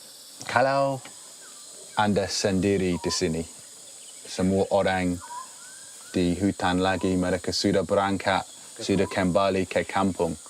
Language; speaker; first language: Indonesian; non-native, learner; English